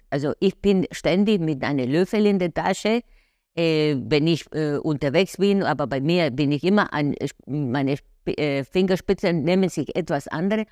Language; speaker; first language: German; non-native, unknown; Spanish